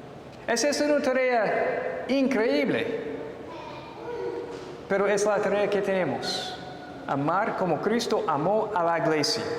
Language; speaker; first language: Spanish; non-native, fluent; English